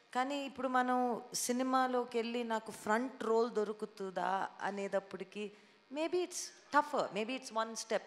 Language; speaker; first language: Telugu; native; Telugu